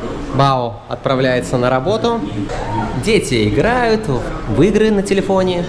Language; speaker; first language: Russian; native; Russian